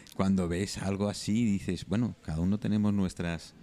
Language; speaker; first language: Spanish; native; Spanish